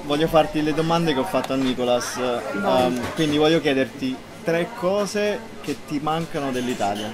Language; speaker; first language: Italian; native; Italian